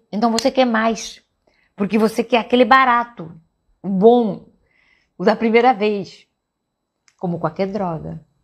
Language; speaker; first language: Portuguese; non-native, fluent; Catalan